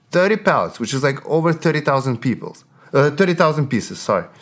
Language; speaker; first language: English; non-native, fluent; Ukrainian